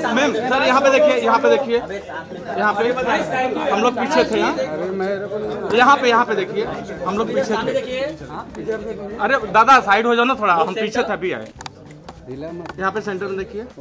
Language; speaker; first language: Hindi; native; Hindi